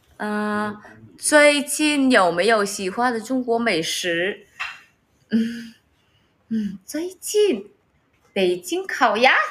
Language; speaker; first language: Chinese; non-native, learner; Vietnamese